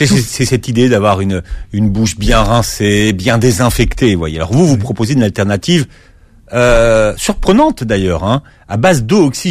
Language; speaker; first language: French; native; French